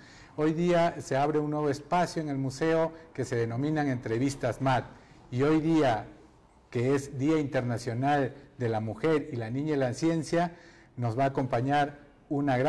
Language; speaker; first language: Spanish; native; Spanish